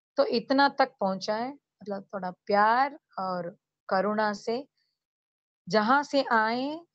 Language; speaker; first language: Hindi; non-native, local second language; Tamil